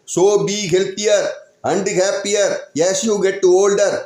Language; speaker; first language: English; non-native, local second language; Tamil